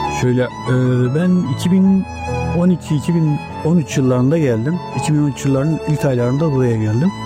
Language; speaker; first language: Turkish; native; Turkish